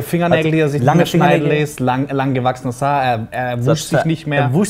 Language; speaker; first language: German; native; German